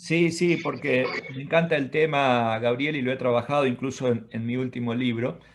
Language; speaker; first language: Spanish; native; Spanish